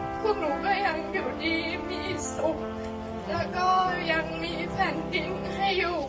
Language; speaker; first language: Thai; non-native, local second language; Hmong